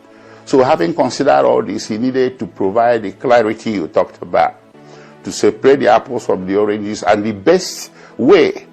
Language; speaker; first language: English; non-native, local second language; Igbo